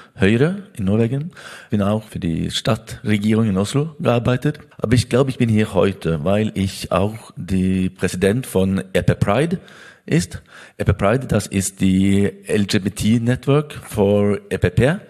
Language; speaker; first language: German; non-native, fluent; Norwegian